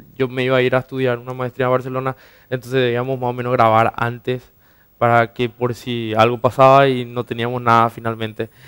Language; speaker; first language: Spanish; native; Spanish